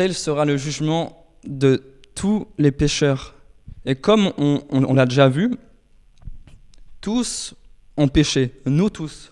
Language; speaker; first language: French; native; French